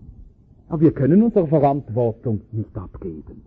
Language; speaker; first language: German; native; German